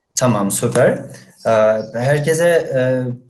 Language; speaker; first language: Turkish; non-native, fluent; Russian